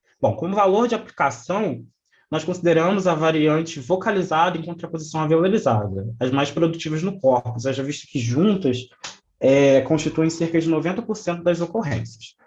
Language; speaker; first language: Portuguese; native; Portuguese